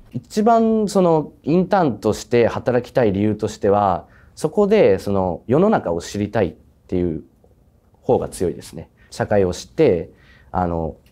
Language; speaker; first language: Japanese; native; Japanese